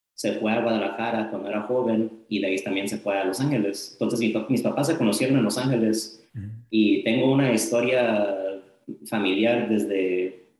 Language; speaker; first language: Spanish; early bilingual, heritage; Spanish